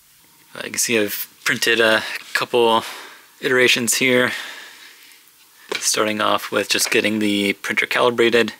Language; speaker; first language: English; native; English